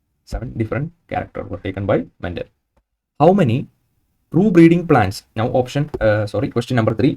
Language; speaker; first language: English; non-native, local second language; Malayalam